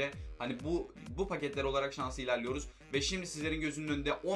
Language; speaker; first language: Turkish; native; Turkish